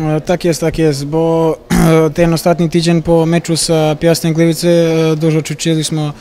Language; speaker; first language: Polish; non-native, fluent; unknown